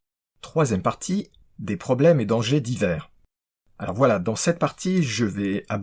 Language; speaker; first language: French; native; French